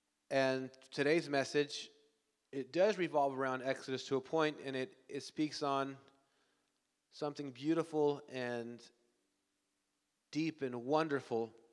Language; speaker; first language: English; early bilingual, other home language; Spanish